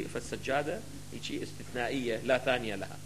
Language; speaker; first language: Arabic; native; Arabic